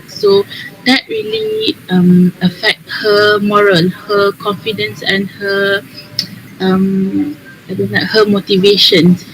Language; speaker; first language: English; non-native, learner; Malay